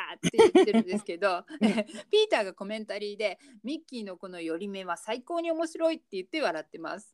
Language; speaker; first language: Japanese; native; Japanese